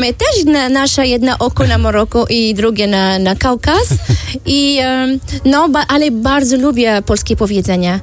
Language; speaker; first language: Polish; non-native, learner; Arabic